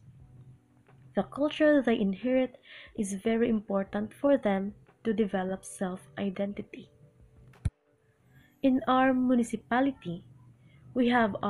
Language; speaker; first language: English; non-native, local second language; Cebuano